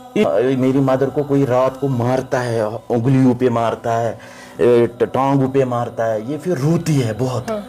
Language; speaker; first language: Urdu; non-native, local second language; Kashmiri